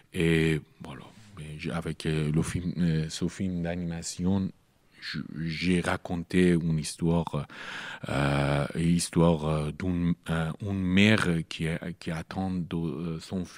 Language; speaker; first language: French; non-native, learner; Persian